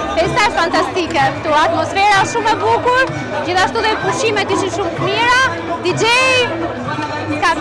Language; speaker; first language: Albanian; early bilingual, other home language; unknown